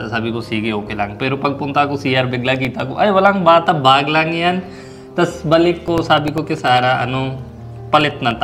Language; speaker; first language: Filipino; non-native, learner; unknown